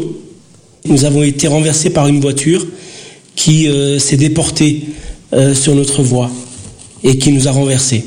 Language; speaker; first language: French; early bilingual, other home language; Portuguese